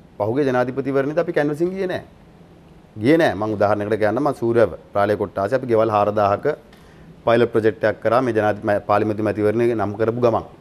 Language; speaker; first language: Sinhala; native; Sinhala